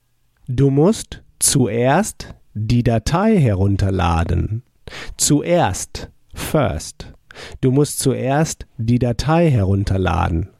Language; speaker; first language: German; non-native, fluent; English